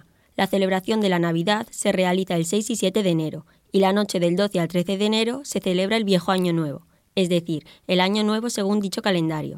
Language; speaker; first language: Spanish; native; Spanish